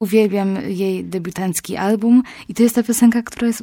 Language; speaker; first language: Polish; native; Polish